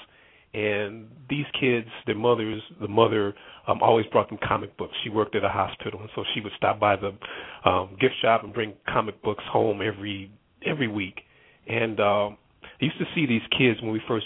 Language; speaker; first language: English; native; English